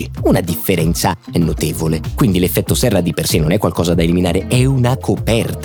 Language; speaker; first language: Italian; native; Italian